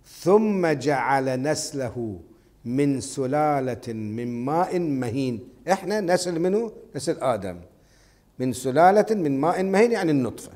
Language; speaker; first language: Arabic; native; Arabic